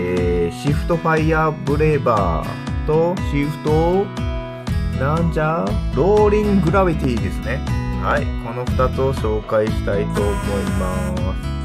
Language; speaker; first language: Japanese; native; Japanese